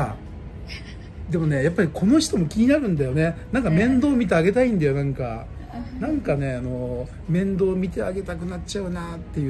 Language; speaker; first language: Japanese; native; Japanese